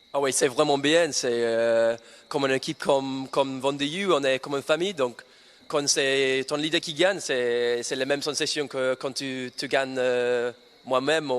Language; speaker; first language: French; non-native, learner; English